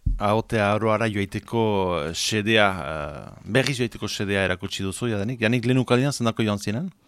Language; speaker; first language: Basque; native; Basque